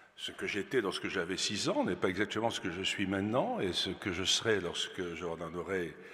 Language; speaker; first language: French; native; French